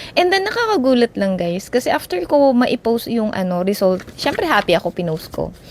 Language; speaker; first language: Filipino; native; Filipino